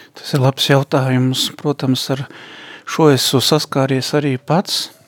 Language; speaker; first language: Latvian; native; Latvian